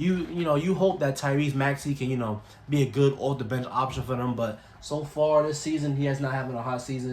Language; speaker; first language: English; native; English